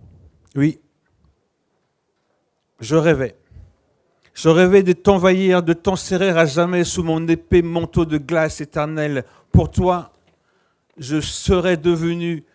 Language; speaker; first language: French; native; French